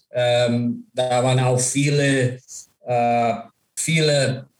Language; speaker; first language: German; non-native, fluent; English